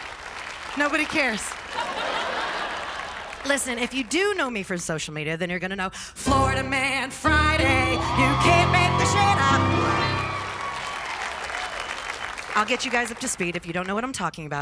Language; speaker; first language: English; native; English